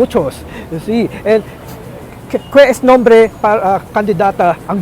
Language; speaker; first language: Spanish; non-native, learner; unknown